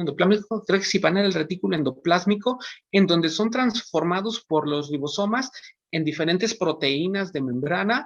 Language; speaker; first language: Spanish; native; Spanish